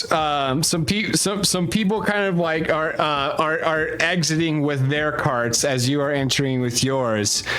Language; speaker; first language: English; native; English